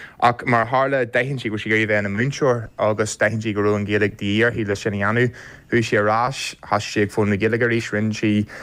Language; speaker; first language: Irish; native; Irish